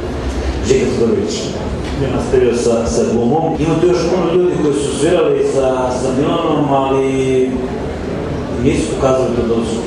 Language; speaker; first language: Serbian; native; Serbian